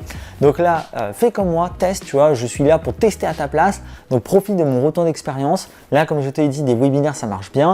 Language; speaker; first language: French; native; French